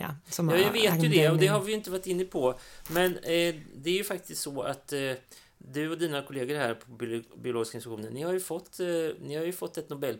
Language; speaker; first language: Swedish; native; Swedish